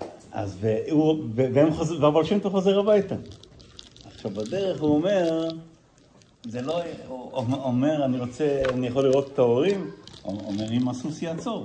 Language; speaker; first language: Hebrew; non-native, fluent; Yiddish